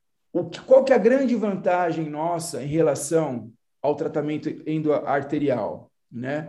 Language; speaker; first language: Portuguese; native; Portuguese